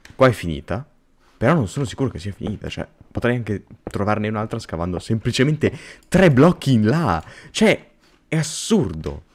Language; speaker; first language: Italian; native; Italian